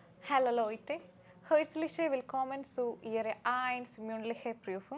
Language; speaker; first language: German; non-native, fluent; Malayalam